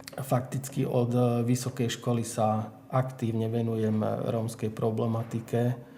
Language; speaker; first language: Slovak; non-native, local second language; Hungarian